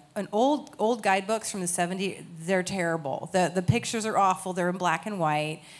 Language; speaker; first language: English; native; English